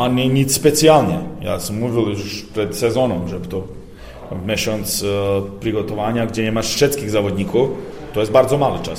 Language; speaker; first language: Polish; non-native, learner; Serbian